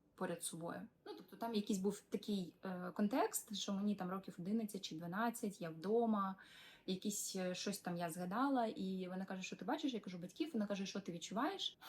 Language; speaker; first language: Ukrainian; non-native, local second language; Russian